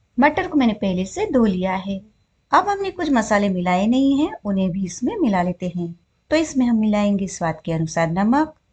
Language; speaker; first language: Hindi; native; Hindi